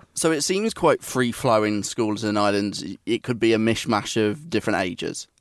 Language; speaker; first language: English; native; English